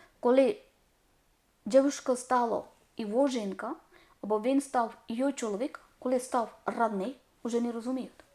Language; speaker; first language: Ukrainian; non-native, learner; Malayalam